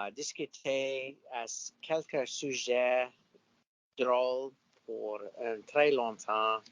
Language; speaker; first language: French; non-native, learner; English